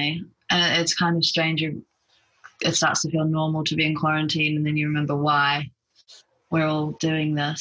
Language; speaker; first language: English; native; English